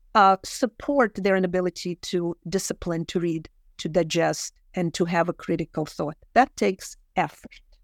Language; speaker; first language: English; non-native, fluent; Russian